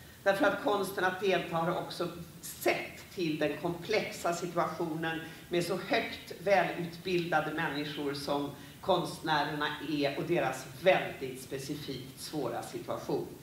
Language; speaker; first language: Swedish; native; Swedish